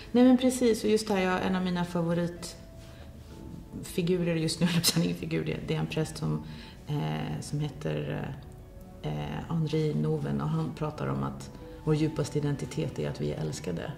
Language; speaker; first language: Swedish; native; Swedish